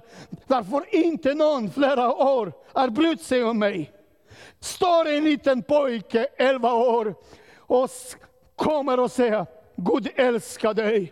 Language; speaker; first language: Swedish; non-native, learner; Romanian